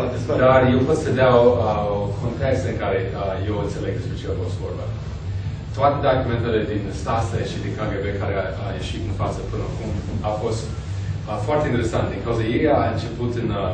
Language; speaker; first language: Romanian; non-native, fluent; English